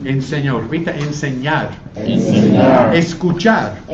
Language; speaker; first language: Spanish; non-native, fluent; English